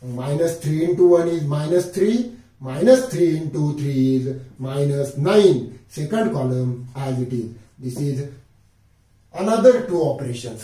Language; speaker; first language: English; non-native, local second language; Marathi